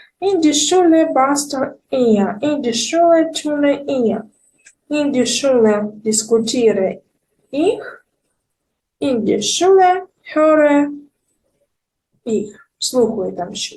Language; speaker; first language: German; non-native, fluent; Ukrainian